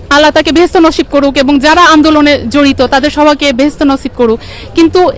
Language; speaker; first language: Bangla; native; Bangla